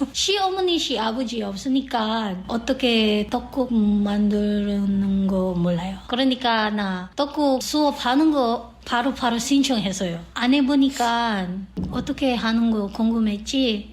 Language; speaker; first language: Korean; non-native, learner; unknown